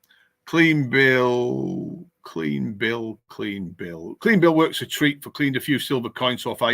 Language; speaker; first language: English; native; English